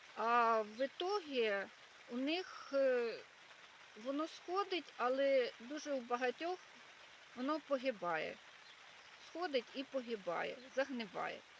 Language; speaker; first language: Ukrainian; native; Ukrainian